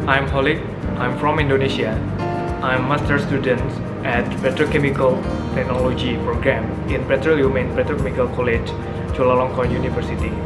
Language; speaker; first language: English; non-native, fluent; Indonesian